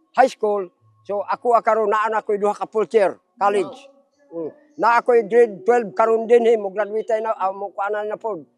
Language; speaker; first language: Cebuano; non-native, local second language; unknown